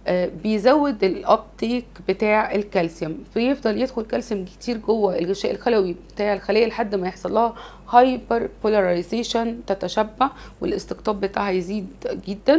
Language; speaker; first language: Arabic; native; Arabic